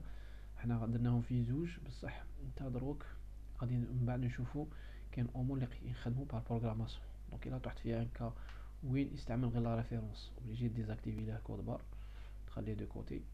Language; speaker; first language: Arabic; native; Arabic